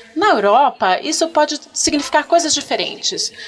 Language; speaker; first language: Portuguese; non-native, fluent; French